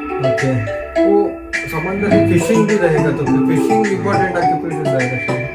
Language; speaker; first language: Hindi; non-native, local second language; Kannada